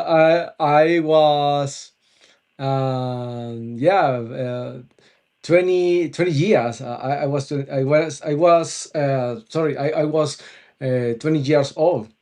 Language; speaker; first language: English; non-native, local second language; Spanish